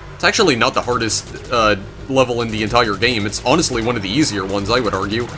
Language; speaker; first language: English; native; English